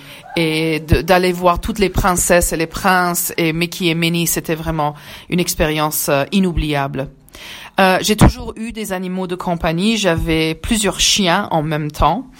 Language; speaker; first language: French; early bilingual, other home language; Persian